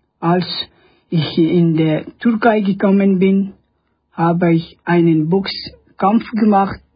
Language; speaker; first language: German; non-native, learner; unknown